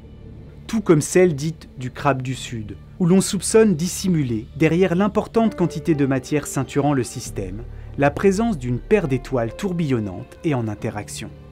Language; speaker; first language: French; native; French